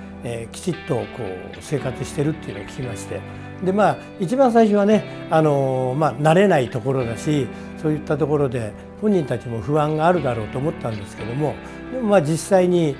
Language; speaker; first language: Japanese; native; Japanese